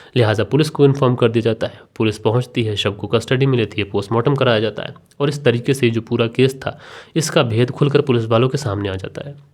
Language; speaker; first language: Hindi; native; Hindi